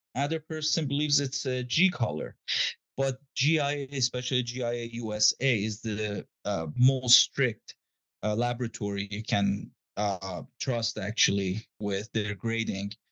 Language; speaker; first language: English; non-native, fluent; Persian